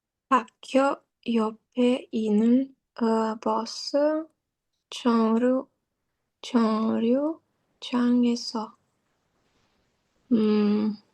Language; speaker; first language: Korean; non-native, learner; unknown